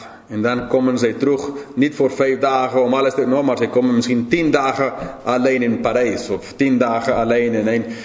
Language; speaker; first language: Dutch; non-native, fluent; English